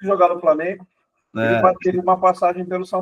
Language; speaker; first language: Portuguese; native; Portuguese